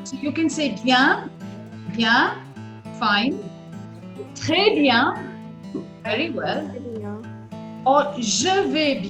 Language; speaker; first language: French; non-native, fluent; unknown